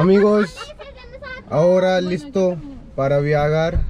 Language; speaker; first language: Spanish; non-native, learner; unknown